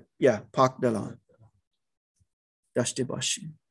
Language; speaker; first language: Persian; non-native, learner; English